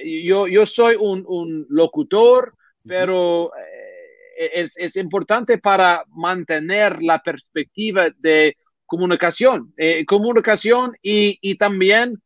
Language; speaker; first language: Spanish; non-native, learner; English